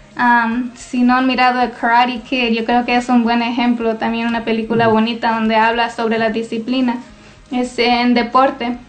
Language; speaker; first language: Spanish; early bilingual, heritage; Spanish